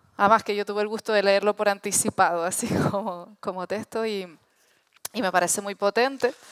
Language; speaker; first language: Spanish; native; Spanish